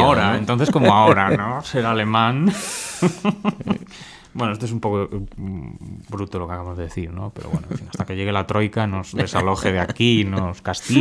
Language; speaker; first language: Spanish; native; Spanish